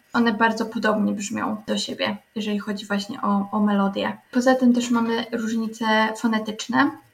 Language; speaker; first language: Polish; native; Polish